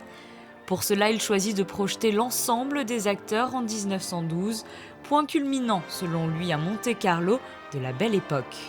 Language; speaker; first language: French; native; French